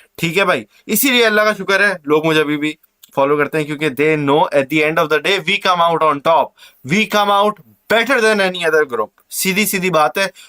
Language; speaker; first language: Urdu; native; Urdu